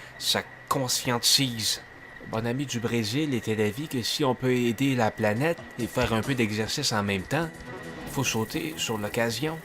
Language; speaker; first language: French; native; French